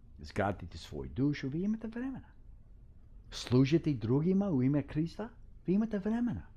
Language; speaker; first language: Croatian; early bilingual, heritage; Croatian